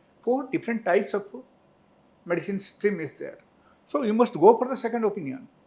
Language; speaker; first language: English; non-native, local second language; Telugu